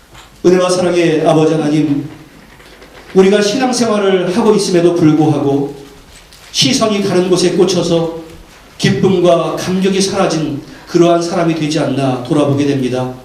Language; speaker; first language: Korean; native; Korean